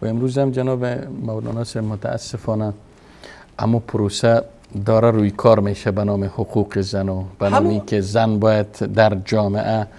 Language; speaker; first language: Persian; native; Persian